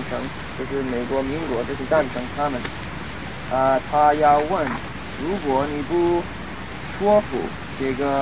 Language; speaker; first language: Chinese; non-native, fluent; English